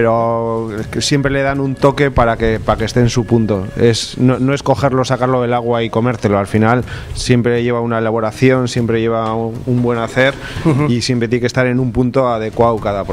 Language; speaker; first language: Spanish; native; Spanish